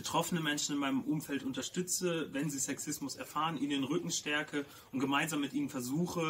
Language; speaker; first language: German; native; German